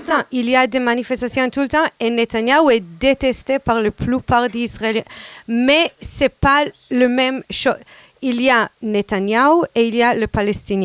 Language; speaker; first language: French; non-native, fluent; Hebrew